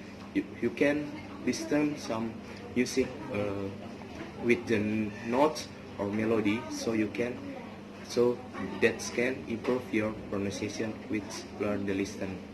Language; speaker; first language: English; non-native, learner; Indonesian